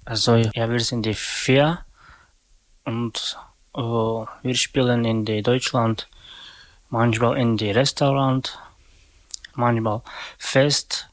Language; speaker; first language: German; non-native, learner; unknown